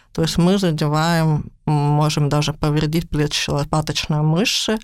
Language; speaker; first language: Russian; native; Russian